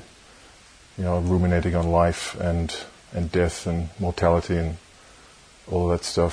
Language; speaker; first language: English; native; English